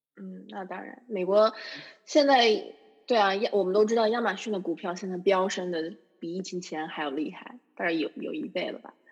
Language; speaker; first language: Chinese; native; Chinese